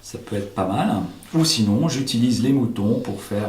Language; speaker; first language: French; native; French